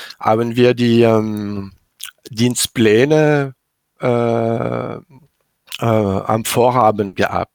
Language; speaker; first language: German; non-native, learner; French